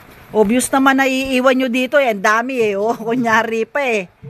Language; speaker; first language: Filipino; native; Filipino